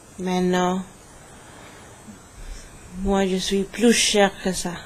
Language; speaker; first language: French; non-native, learner; Spanish